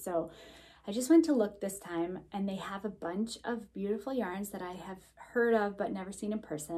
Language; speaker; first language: English; native; English